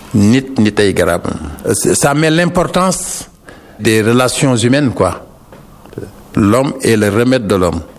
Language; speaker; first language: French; non-native, local second language; Wolof